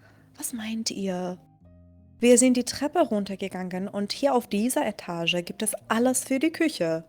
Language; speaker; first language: German; non-native, fluent; Persian